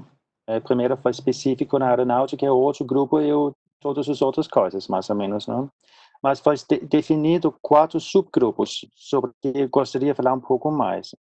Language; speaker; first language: Portuguese; non-native, fluent; Swedish